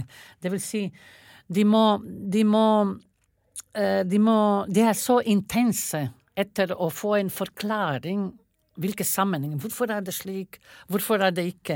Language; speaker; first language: Norwegian; non-native, fluent; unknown